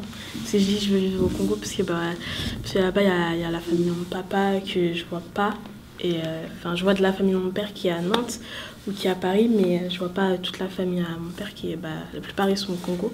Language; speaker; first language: French; native; French